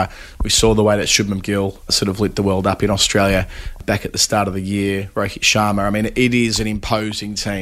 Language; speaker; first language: English; native; English